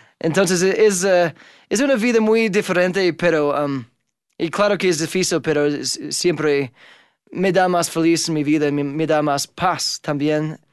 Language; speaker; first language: Spanish; non-native, fluent; English